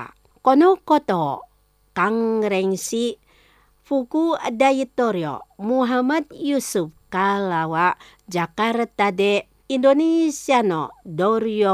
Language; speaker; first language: Japanese; non-native, fluent; Indonesian